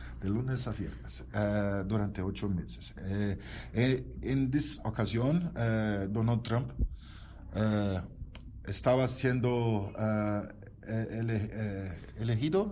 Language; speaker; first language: Spanish; non-native, learner; Portuguese